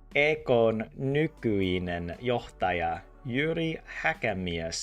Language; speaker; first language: Finnish; non-native, learner; English